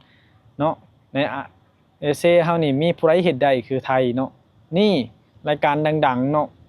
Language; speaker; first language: Thai; non-native, local second language; Lao